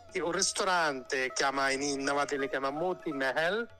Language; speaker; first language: Italian; non-native, learner; Hindi